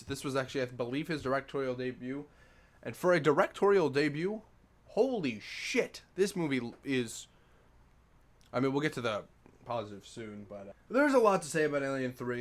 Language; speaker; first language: English; native; English